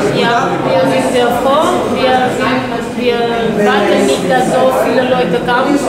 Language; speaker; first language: German; non-native, fluent; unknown